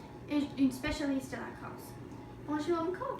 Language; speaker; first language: French; non-native, learner; English